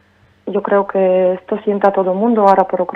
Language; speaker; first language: Spanish; non-native, fluent; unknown